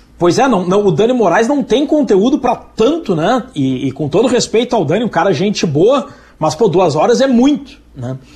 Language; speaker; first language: Portuguese; native; Portuguese